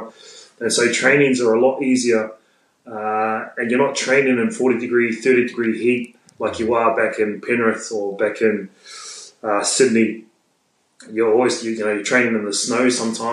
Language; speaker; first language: English; native; English